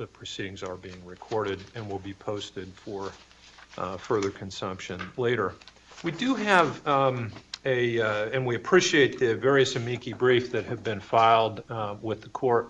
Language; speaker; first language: English; native; English